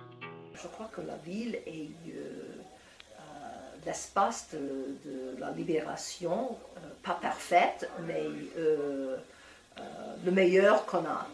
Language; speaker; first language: French; non-native, fluent; English